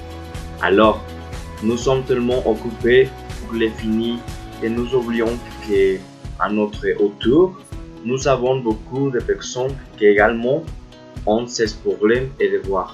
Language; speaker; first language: French; non-native, learner; Spanish